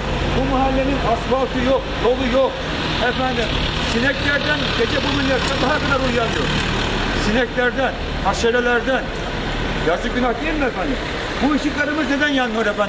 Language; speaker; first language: Turkish; native; Turkish